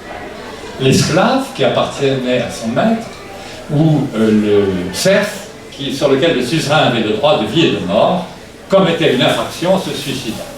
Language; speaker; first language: French; native; French